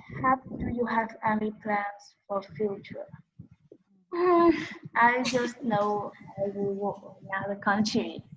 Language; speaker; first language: English; non-native, learner; Vietnamese